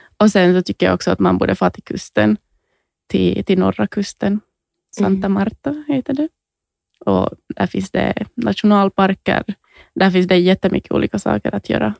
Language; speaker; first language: Swedish; native; Swedish